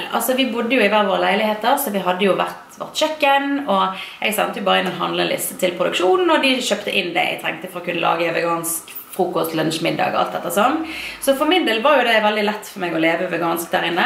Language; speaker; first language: Norwegian; native; Norwegian